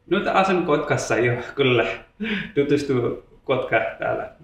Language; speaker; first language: Finnish; non-native, learner; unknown